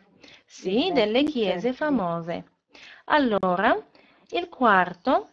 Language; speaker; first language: Italian; non-native, fluent; Bulgarian